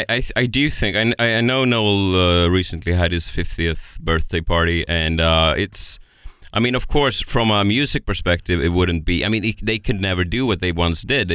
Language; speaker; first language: English; non-native, fluent; Swedish